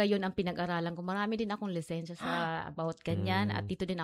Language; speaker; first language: Filipino; non-native, local second language; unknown